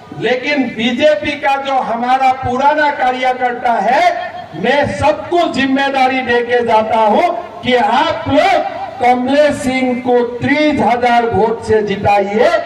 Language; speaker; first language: Hindi; non-native, local second language; Assamese